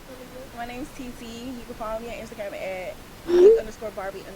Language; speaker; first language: English; native; English